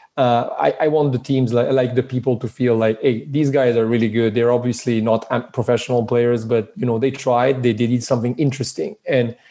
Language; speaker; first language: English; early bilingual, other home language; Serbian